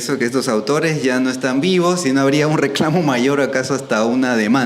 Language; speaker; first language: Spanish; native; Spanish